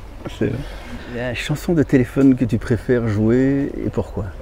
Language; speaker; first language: French; native; French